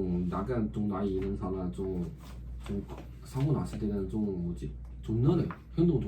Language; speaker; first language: Korean; non-native, learner; Chinese